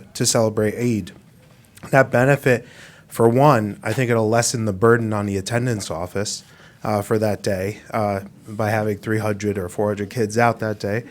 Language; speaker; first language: English; native; English